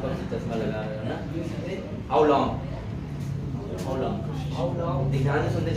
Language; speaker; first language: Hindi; native; Hindi